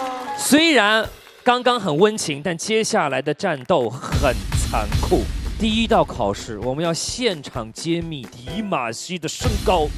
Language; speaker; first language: Chinese; native; Chinese